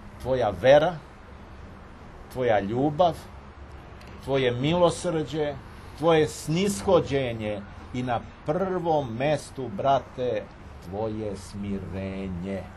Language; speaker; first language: Serbian; native; Serbian